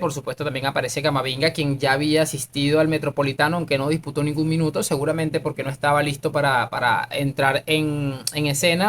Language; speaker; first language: Spanish; native; Spanish